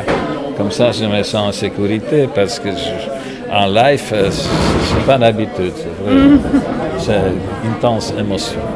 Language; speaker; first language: French; non-native, fluent; Polish